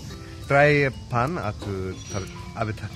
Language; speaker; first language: Spanish; non-native, learner; English